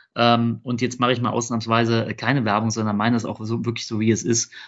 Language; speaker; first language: German; native; German